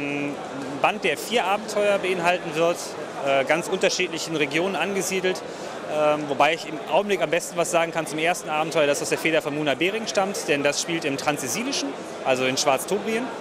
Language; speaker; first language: German; native; German